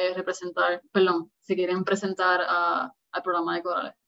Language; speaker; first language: Spanish; native; Spanish